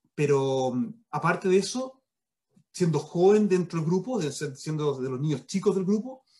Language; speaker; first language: Spanish; early bilingual, heritage; Spanish